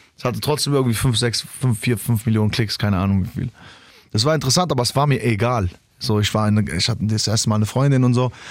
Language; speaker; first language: German; early bilingual, other home language; Albanian